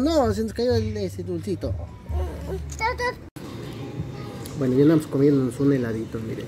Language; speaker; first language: Spanish; native; Spanish